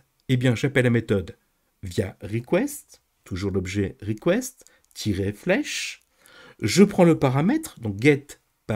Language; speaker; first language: French; native; French